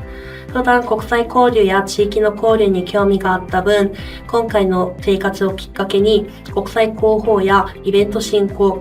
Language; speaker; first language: Japanese; non-native, fluent; Korean